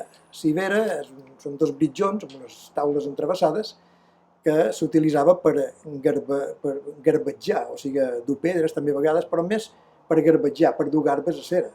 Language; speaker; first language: Catalan; native; Catalan